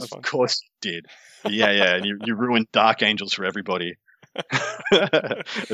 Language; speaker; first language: English; native; English